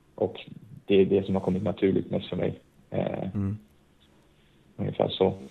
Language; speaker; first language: Swedish; native; Swedish